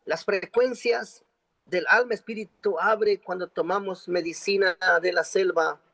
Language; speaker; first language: Spanish; non-native, local second language; Quechua